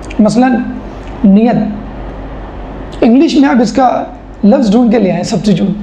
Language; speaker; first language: Urdu; native; Urdu